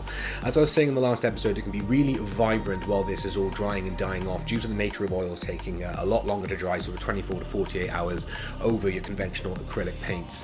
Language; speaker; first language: English; native; English